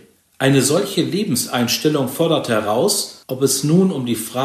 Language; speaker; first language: German; native; German